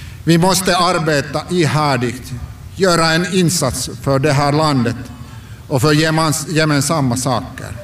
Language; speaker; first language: Swedish; non-native, local second language; Finnish